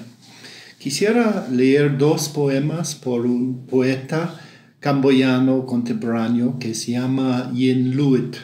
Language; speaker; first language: Spanish; non-native, fluent; English